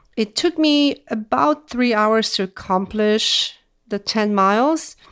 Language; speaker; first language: English; non-native, fluent; Polish